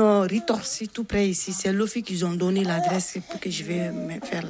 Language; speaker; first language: French; non-native, learner; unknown